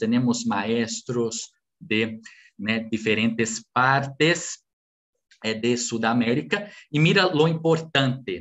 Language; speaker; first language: Spanish; non-native, fluent; Portuguese